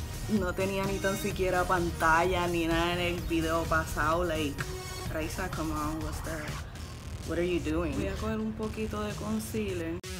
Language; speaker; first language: Spanish; early bilingual, heritage; Spanish